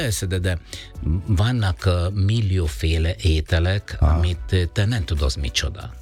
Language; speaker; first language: Hungarian; non-native, fluent; Italian